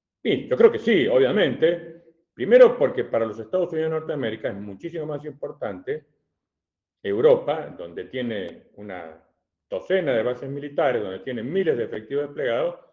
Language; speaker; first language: Spanish; native; Spanish